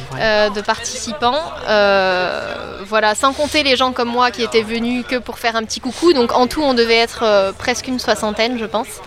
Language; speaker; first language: French; native; French